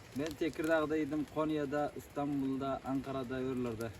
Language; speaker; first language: Turkish; non-native, learner; Persian